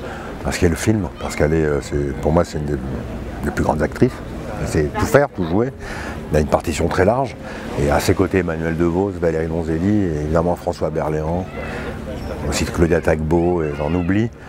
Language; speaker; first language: French; native; French